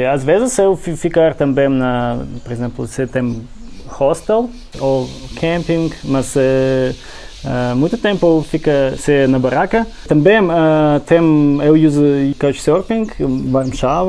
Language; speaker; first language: Portuguese; non-native, learner; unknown